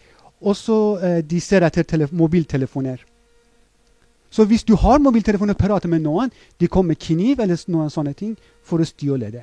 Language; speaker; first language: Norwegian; non-native, fluent; Persian